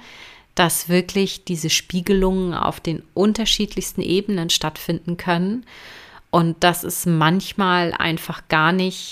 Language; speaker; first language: German; native; German